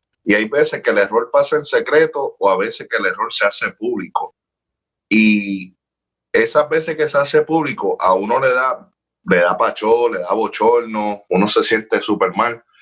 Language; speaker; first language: Spanish; early bilingual, heritage; Spanish